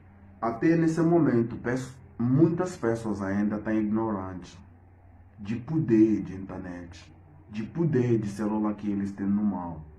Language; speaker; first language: Portuguese; non-native, fluent; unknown